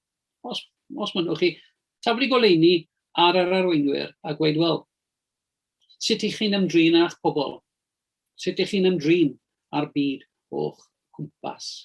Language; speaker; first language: Welsh; native; Welsh